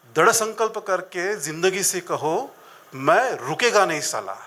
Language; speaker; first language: Hindi; non-native, local second language; Marathi